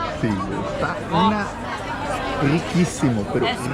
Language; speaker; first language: Spanish; non-native, fluent; Portuguese